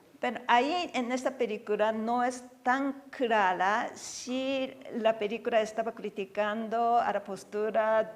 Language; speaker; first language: Spanish; non-native, fluent; Japanese